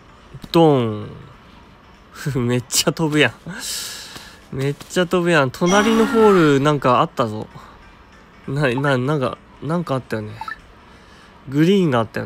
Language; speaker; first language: Japanese; native; Japanese